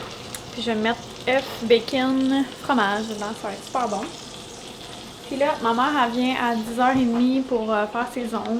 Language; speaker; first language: French; native; French